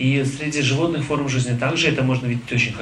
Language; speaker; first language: Russian; native; Russian